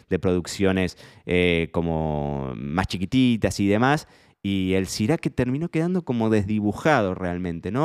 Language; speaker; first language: Spanish; native; Spanish